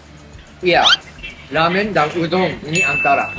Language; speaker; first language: Indonesian; non-native, fluent; Japanese